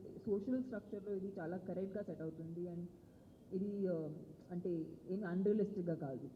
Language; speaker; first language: Telugu; non-native, fluent; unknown